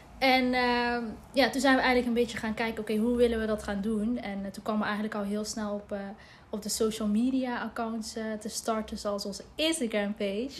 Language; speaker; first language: Dutch; early bilingual, other home language; Somali